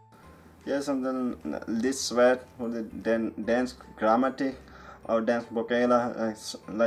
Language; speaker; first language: Danish; non-native, learner; Punjabi